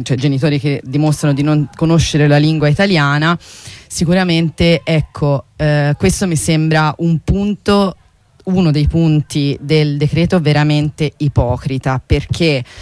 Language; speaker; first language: Italian; native; Italian